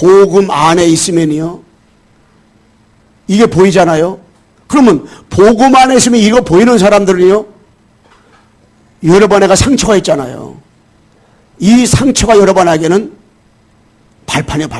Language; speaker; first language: Korean; native; Korean